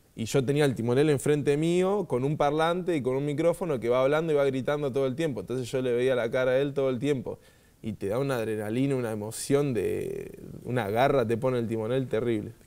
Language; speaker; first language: Spanish; native; Spanish